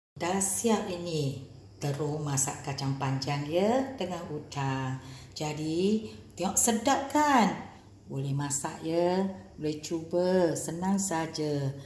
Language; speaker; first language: Malay; non-native, local second language; Chinese